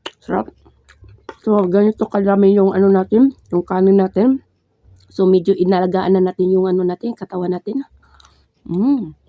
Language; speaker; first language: Filipino; non-native, local second language; Cebuano